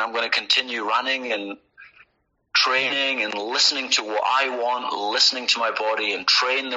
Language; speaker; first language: English; native; English